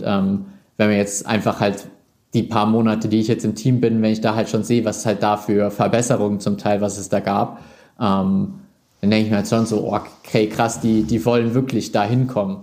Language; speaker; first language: German; native; German